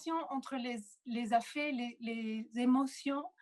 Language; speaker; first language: French; non-native, fluent; Spanish